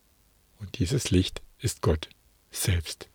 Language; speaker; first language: German; native; German